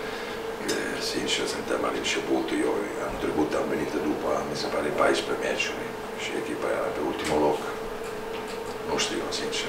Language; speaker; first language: Romanian; non-native, fluent; Italian